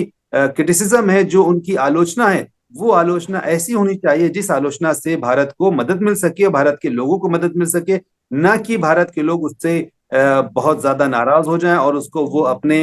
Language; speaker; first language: Hindi; native; Hindi